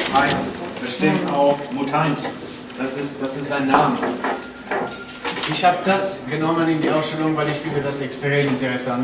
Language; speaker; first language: German; non-native, fluent; French